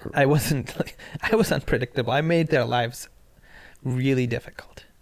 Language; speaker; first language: English; non-native, local second language; Pashto